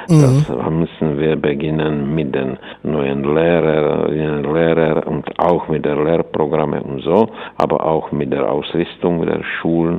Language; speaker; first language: German; non-native, fluent; Czech